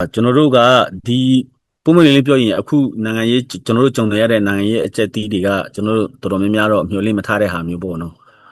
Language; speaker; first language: Burmese; non-native, local second language; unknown